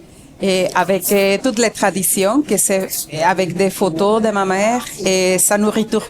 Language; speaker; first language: French; non-native, fluent; Spanish